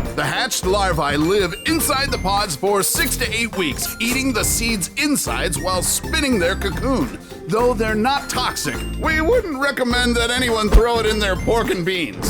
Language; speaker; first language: English; native; English